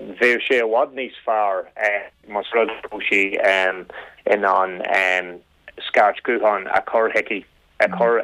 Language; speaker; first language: Irish; non-native, local second language; English